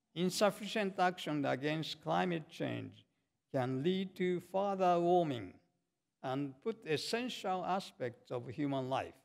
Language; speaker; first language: English; non-native, fluent; Japanese